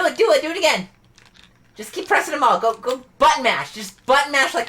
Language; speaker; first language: English; native; English